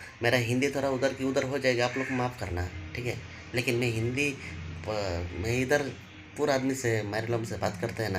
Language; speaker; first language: Hindi; non-native, local second language; Bangla